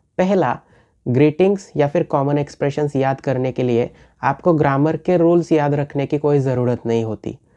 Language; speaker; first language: Hindi; non-native, local second language; Marathi